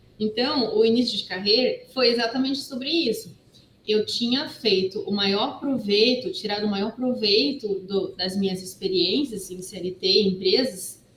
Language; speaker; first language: Portuguese; non-native, fluent; French